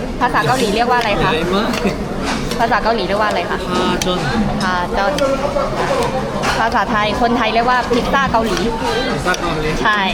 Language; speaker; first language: Thai; native; Thai